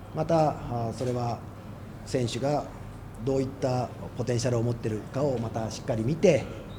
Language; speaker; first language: Japanese; native; Japanese